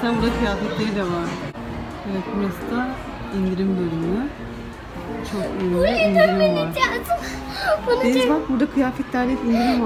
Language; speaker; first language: Turkish; native; Turkish